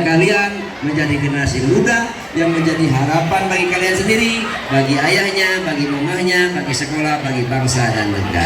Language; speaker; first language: Indonesian; native; Indonesian